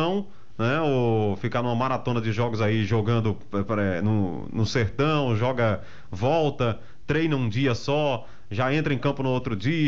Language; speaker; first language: Portuguese; native; Portuguese